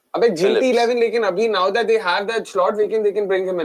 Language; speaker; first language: English; non-native, local second language; Hindi